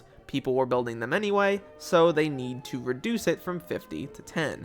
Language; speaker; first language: English; native; English